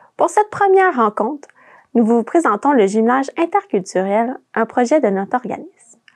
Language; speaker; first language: French; native; French